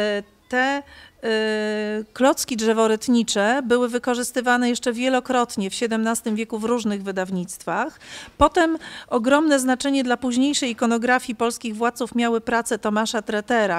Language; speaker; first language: Polish; native; Polish